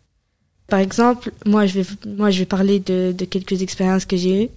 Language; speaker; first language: French; early bilingual, other home language; Arabic